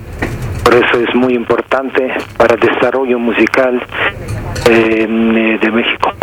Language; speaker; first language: Spanish; non-native, fluent; Russian